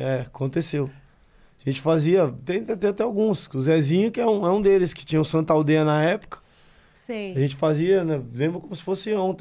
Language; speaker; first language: Portuguese; native; Portuguese